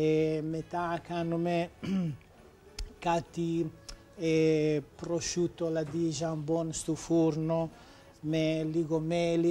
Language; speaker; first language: Greek; non-native, learner; Italian